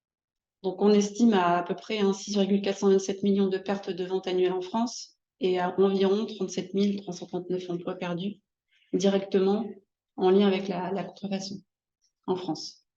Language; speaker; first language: French; native; French